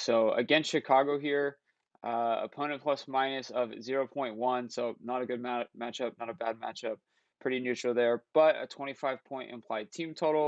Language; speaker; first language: English; native; English